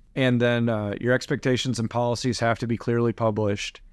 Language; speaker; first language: English; native; English